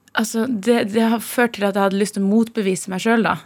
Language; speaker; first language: Norwegian; native; Norwegian